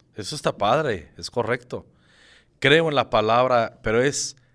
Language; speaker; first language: Spanish; native; Spanish